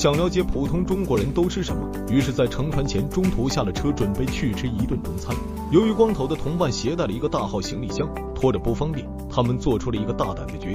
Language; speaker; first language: Chinese; native; Chinese